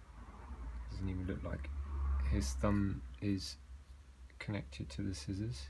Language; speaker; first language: English; native; English